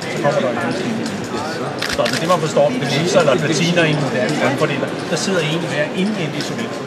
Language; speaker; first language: Danish; native; Danish